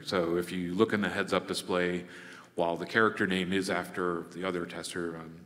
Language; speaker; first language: English; native; English